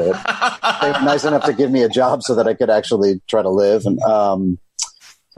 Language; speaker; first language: English; native; English